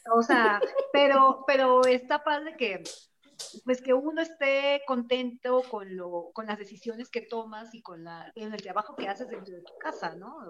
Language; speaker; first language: Spanish; native; Spanish